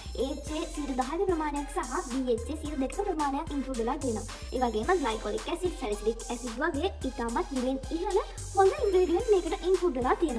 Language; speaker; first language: Sinhala; native; Sinhala